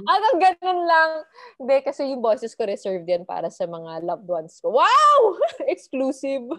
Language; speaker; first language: Filipino; native; Filipino